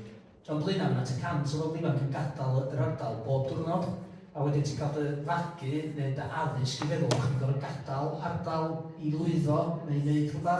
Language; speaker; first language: Welsh; native; Welsh